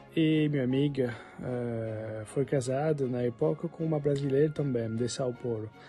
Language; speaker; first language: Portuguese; non-native, fluent; French